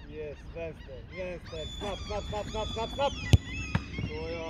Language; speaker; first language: Swedish; non-native, learner; Serbian